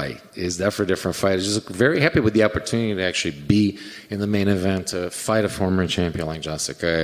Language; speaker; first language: English; non-native, fluent; Portuguese